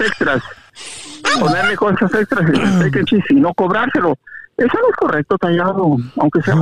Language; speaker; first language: Spanish; native; Spanish